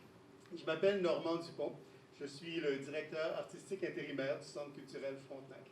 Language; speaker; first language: French; native; French